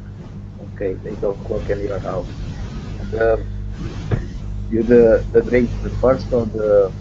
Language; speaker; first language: English; non-native, learner; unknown